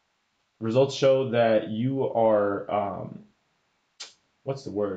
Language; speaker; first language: English; early bilingual, other home language; Spanish